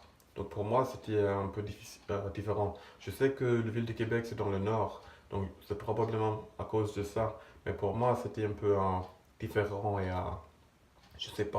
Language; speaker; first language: French; non-native, fluent; English